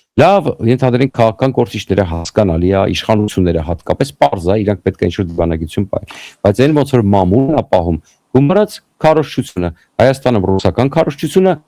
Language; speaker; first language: Armenian; native; Armenian